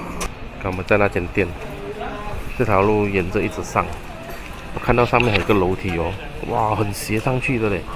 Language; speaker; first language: Chinese; native; Chinese